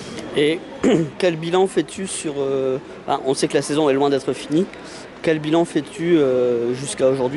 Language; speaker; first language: French; native; French